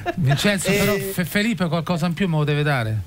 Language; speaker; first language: Italian; native; Italian